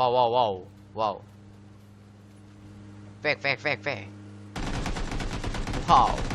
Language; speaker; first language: English; non-native, learner; Korean